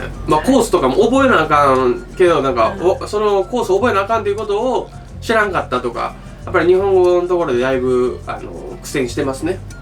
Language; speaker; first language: Japanese; native; Japanese